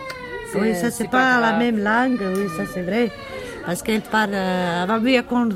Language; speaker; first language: French; non-native, learner; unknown